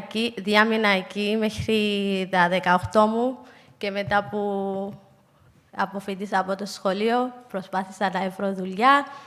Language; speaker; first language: Greek; non-native, fluent; Somali